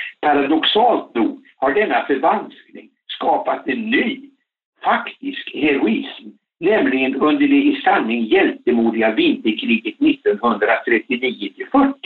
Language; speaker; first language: Swedish; native; Swedish